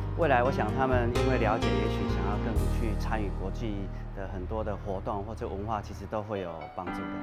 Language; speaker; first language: Chinese; native; Chinese